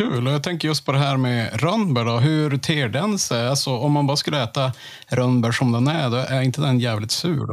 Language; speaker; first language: Swedish; native; Swedish